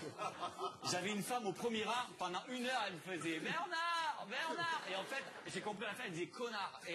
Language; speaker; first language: French; native; French